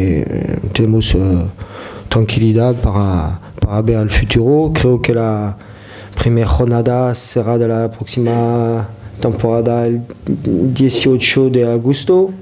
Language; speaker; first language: Spanish; non-native, fluent; French